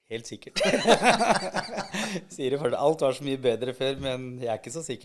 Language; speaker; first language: Norwegian; early bilingual, other home language; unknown